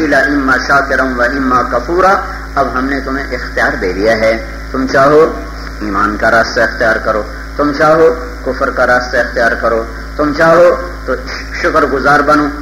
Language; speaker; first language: Urdu; native; Urdu